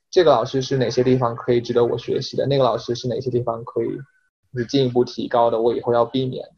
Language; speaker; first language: Chinese; native; Chinese